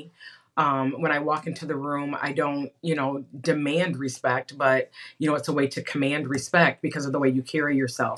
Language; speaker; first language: English; native; English